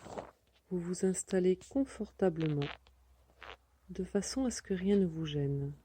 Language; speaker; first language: French; native; French